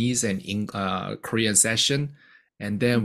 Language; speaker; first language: English; non-native, fluent; Korean